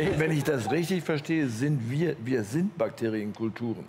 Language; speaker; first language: German; native; German